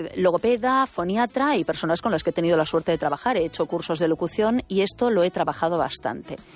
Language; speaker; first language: Spanish; native; Spanish